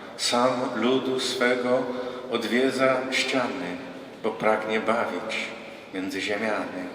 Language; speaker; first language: Polish; native; Polish